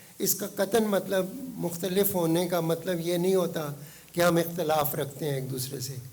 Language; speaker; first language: Urdu; non-native, local second language; Punjabi